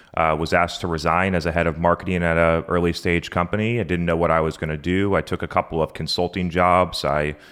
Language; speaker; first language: English; native; English